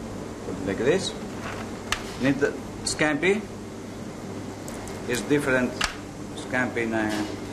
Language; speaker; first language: English; non-native, learner; Italian